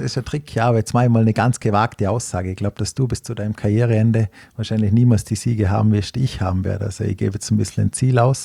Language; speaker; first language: German; native; German